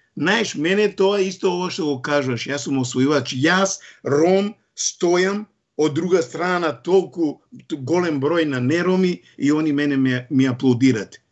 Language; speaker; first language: Macedonian; non-native, local second language; Romany